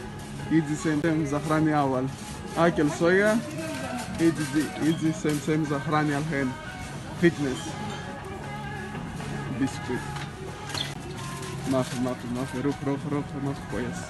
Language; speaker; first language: Arabic; non-native, learner; Greek